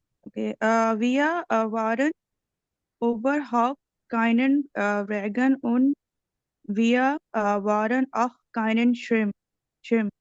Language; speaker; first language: German; non-native, learner; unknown